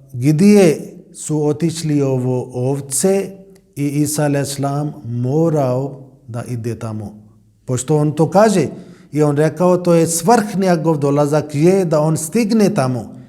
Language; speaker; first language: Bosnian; non-native, learner; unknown